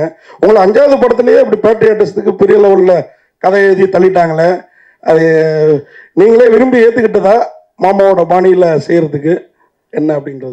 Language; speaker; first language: Tamil; native; Tamil